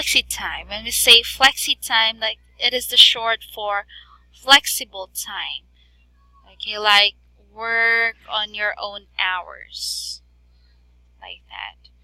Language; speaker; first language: English; non-native, fluent; Filipino